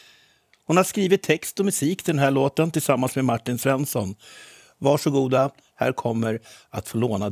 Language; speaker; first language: Swedish; native; Swedish